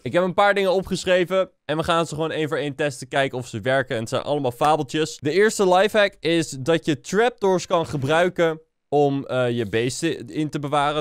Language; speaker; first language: Dutch; native; Dutch